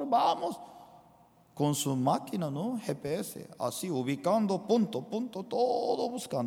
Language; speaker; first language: Spanish; non-native, fluent; Korean